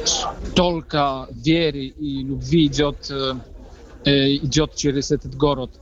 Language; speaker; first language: Russian; non-native, fluent; Polish